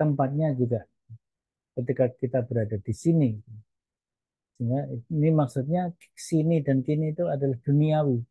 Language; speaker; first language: Indonesian; native; Indonesian